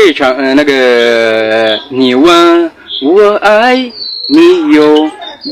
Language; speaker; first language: Chinese; non-native, fluent; Amharic